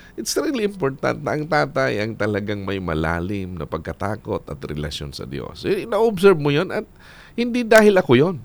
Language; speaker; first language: Filipino; non-native, local second language; Bikol